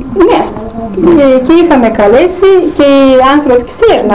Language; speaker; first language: Greek; non-native, local second language; Turkish